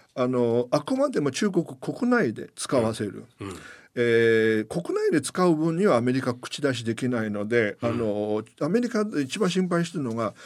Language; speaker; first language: Japanese; non-native, fluent; Chinese